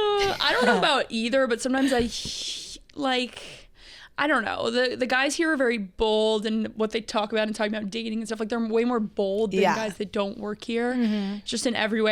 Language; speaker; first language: English; native; English